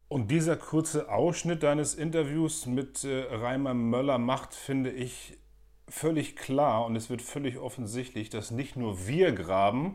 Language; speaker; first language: German; native; German